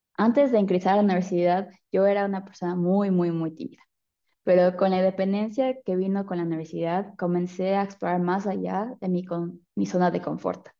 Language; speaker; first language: Spanish; early bilingual, heritage; Spanish